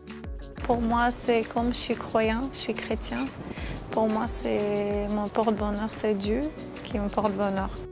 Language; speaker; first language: French; non-native, fluent; Armenian